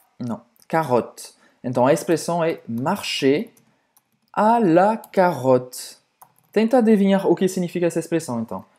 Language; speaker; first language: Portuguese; non-native, fluent; French